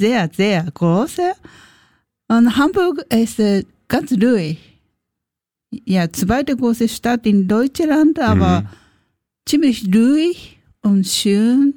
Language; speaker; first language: German; non-native, learner; Japanese